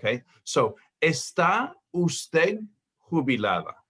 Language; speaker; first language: Spanish; non-native, fluent; English